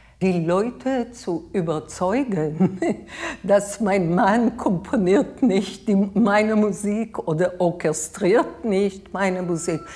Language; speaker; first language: German; non-native, fluent; Hebrew